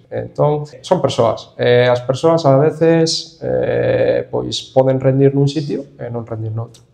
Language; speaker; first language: Galician; native; Galician